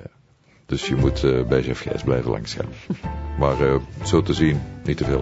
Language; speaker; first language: Dutch; native; Dutch